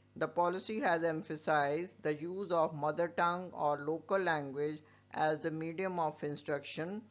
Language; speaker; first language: English; non-native, local second language; Punjabi